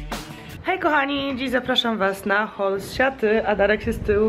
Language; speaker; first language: Polish; native; Polish